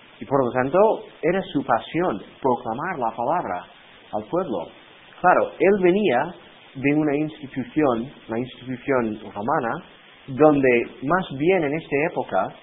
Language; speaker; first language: Spanish; non-native, fluent; English